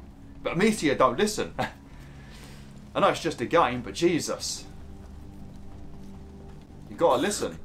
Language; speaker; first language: English; native; English